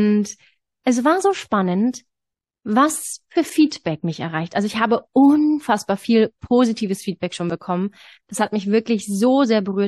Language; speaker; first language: German; native; German